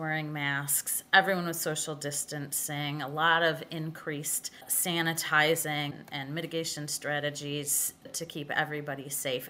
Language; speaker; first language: English; native; English